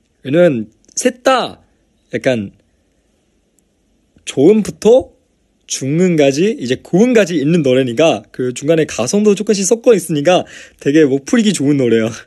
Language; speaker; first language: Korean; non-native, fluent; Chinese